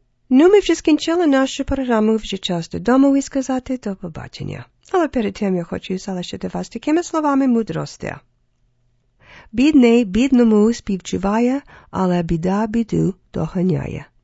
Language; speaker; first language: Ukrainian; early bilingual, other home language; English